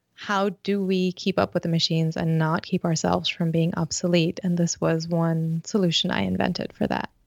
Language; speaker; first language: English; native; English